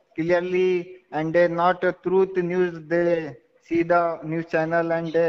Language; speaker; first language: English; non-native, local second language; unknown